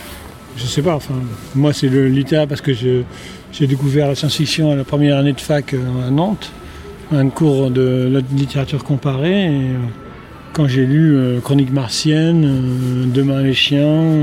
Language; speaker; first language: French; native; French